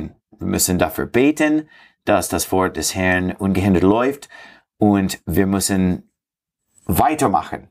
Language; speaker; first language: German; non-native, fluent; English